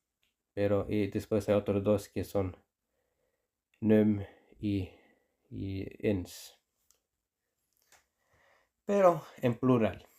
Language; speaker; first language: Spanish; non-native, fluent; Icelandic